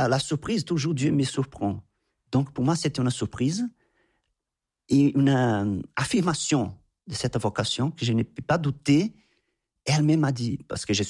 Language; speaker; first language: French; non-native, fluent; Portuguese